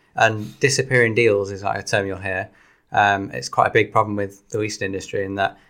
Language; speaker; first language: English; native; English